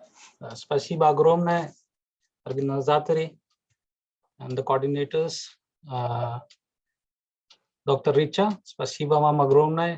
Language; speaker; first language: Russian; non-native, fluent; Hindi